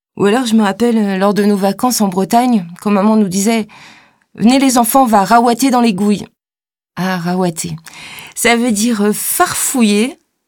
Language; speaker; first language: French; native; French